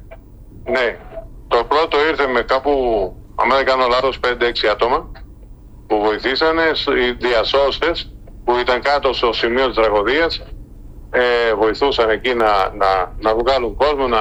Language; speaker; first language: Greek; early bilingual, heritage; Spanish